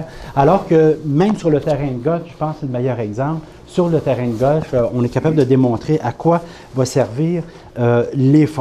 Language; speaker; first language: French; native; French